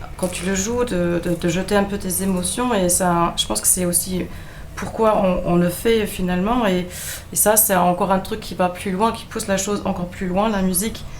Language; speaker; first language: French; non-native, fluent; German